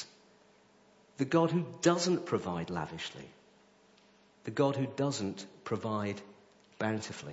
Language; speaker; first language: English; native; English